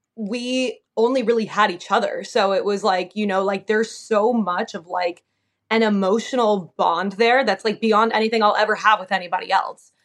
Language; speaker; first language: English; native; English